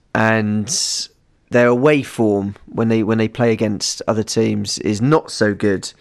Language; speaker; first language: English; native; English